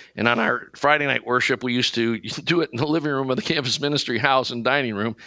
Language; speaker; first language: English; native; English